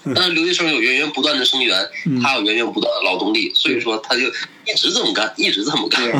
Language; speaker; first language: Chinese; native; Chinese